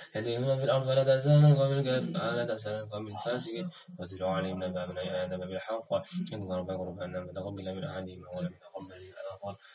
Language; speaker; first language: Arabic; non-native, learner; Indonesian